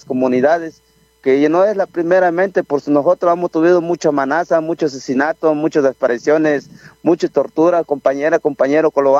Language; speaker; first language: Spanish; non-native, local second language; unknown